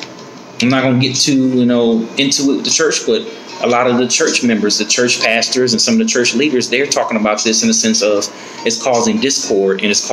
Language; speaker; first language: English; native; English